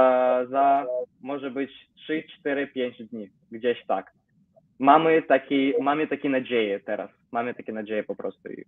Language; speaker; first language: Polish; non-native, learner; Ukrainian